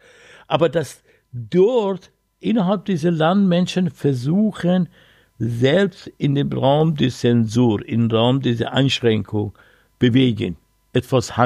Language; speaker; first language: German; non-native, learner; Persian